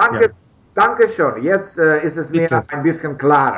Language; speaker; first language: German; non-native, learner; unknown